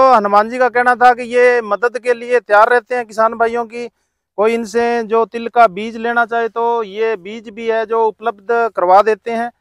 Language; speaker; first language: Hindi; native; Hindi